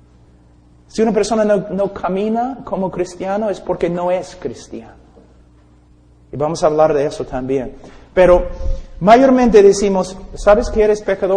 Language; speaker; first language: Spanish; non-native, fluent; English